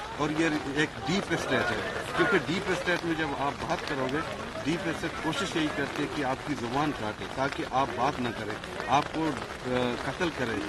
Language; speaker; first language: Urdu; non-native, local second language; Baluchi